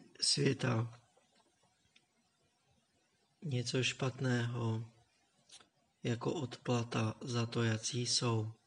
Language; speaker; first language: Czech; native; Czech